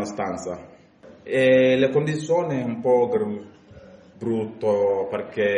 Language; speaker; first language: Italian; non-native, learner; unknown